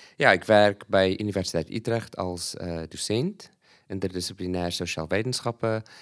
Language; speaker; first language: Dutch; non-native, fluent; English